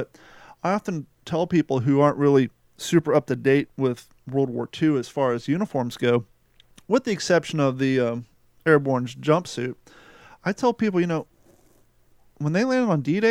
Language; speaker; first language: English; native; English